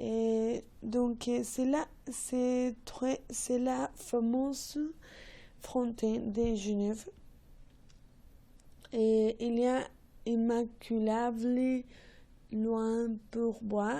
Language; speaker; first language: French; non-native, learner; Spanish